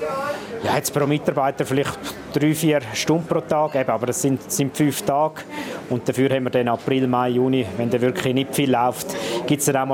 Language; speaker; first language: German; native; German